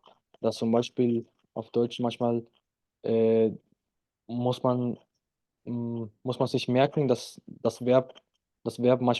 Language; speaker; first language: German; non-native, fluent; Spanish